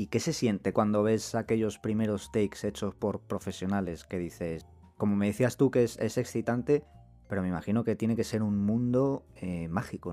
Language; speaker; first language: Spanish; native; Spanish